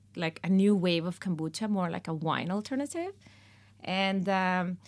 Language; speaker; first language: English; non-native, fluent; Spanish